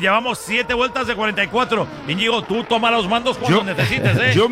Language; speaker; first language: Spanish; native; Spanish